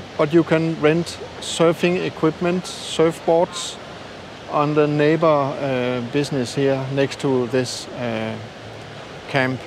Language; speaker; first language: English; non-native, learner; Swedish